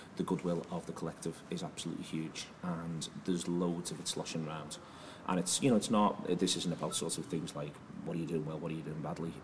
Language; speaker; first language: English; native; English